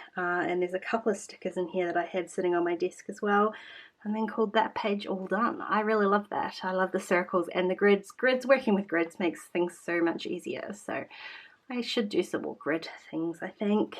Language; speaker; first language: English; native; English